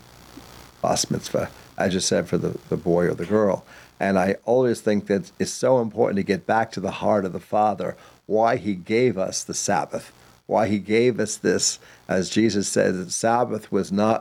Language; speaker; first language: English; native; English